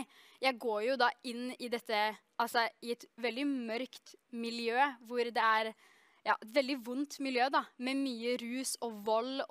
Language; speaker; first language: Norwegian; native; Norwegian